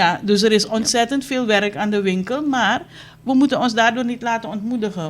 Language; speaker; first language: Dutch; native; Dutch